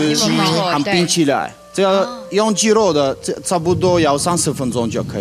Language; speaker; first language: Chinese; non-native, fluent; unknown